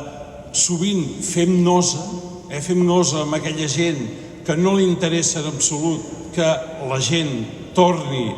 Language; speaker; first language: Catalan; native; Catalan